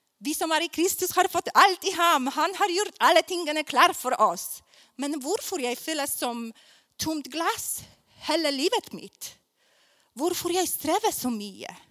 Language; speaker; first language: Swedish; non-native, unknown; Polish